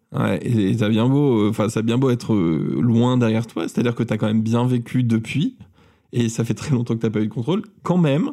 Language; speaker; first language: French; native; French